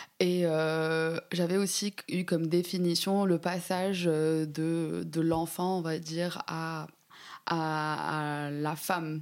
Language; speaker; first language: French; non-native, local second language; Arabic